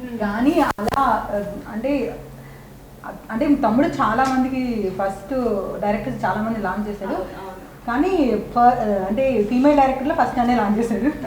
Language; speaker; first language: Telugu; native; Telugu